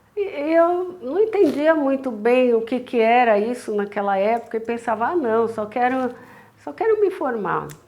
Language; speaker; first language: Portuguese; native; Portuguese